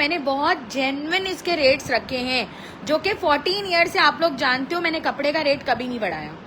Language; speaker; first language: Hindi; native; Hindi